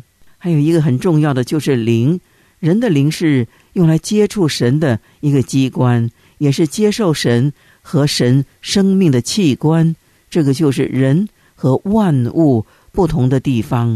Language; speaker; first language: Chinese; native; Chinese